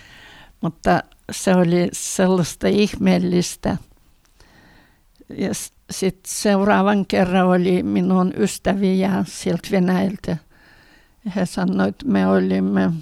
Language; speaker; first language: Finnish; early bilingual, heritage; Finnish